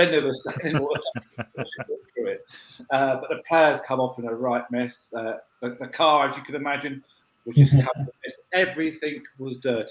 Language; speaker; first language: English; native; English